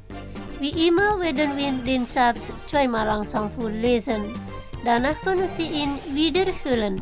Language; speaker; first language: German; non-native, fluent; Indonesian